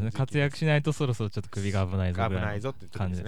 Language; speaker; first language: Japanese; native; Japanese